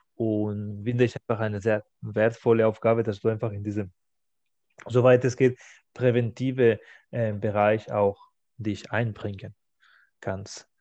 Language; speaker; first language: German; non-native, fluent; Spanish